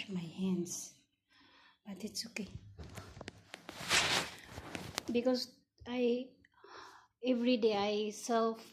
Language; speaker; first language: English; non-native, learner; Filipino